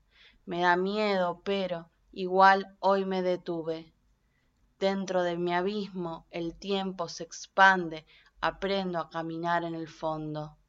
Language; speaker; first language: Spanish; native; Spanish